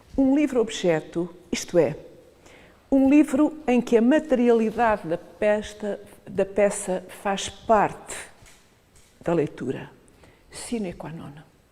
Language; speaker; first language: Portuguese; native; Portuguese